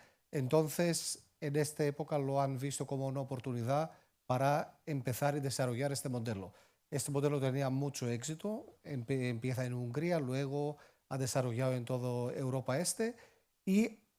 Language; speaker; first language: Spanish; non-native, fluent; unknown